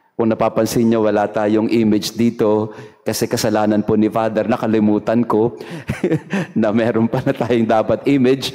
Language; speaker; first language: Filipino; non-native, local second language; Bikol